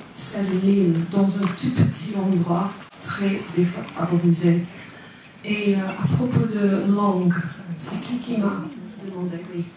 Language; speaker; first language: French; non-native, fluent; English